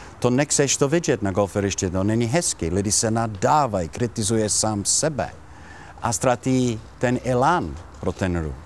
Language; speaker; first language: Czech; non-native, learner; Italian